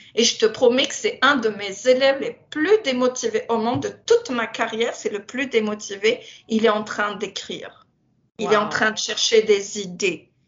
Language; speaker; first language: French; non-native, local second language; Berber languages